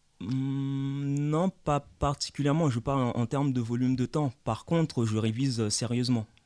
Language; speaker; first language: French; early bilingual, other home language; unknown